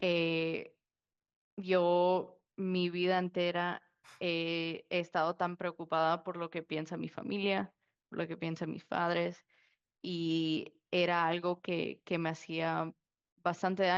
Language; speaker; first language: Spanish; early bilingual, heritage; Spanish